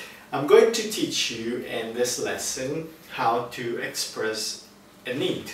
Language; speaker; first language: English; non-native, fluent; Italian